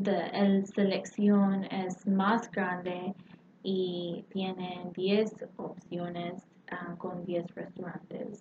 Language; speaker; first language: Spanish; non-native, learner; English